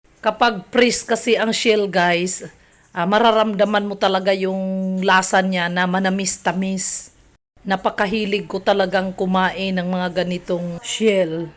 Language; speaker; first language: Filipino; non-native, local second language; Cebuano